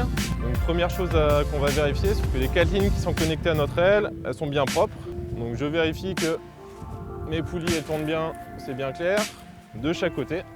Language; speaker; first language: French; native; French